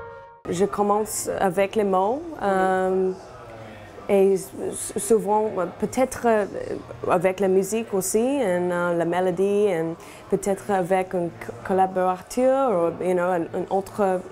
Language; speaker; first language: French; non-native, learner; English